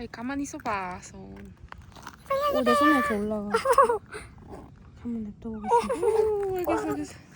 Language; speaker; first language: Korean; non-native, fluent; Spanish